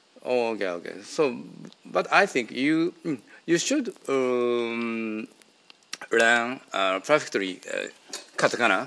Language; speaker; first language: English; non-native, learner; Japanese